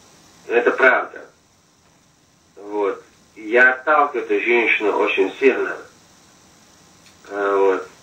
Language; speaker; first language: Russian; non-native, fluent; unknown